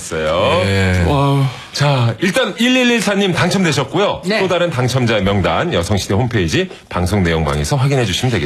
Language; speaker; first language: Korean; native; Korean